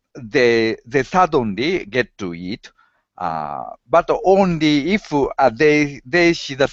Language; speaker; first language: English; non-native, learner; Japanese